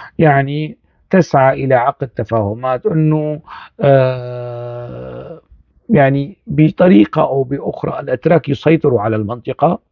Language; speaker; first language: Arabic; non-native, local second language; Kurdish